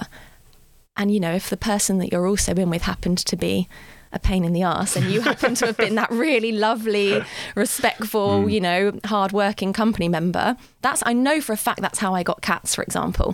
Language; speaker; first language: English; native; English